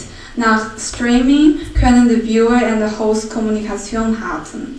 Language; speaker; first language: German; non-native, learner; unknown